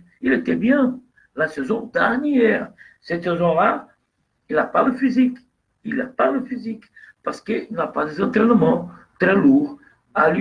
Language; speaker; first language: French; non-native, fluent; Portuguese